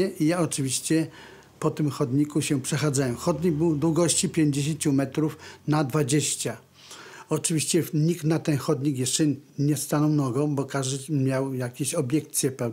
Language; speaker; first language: Polish; native; Polish